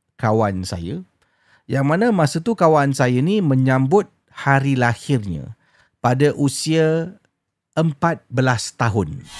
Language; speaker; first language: Malay; native; Malay